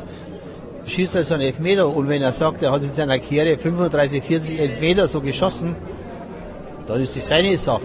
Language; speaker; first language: German; native; German